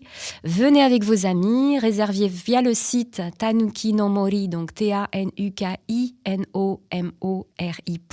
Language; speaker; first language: French; native; French